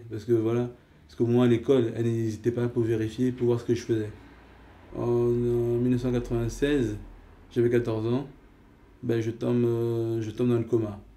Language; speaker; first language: French; early bilingual, other home language; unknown